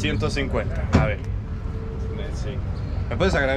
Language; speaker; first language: Spanish; non-native, learner; English